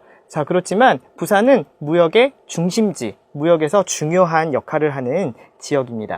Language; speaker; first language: Korean; native; Korean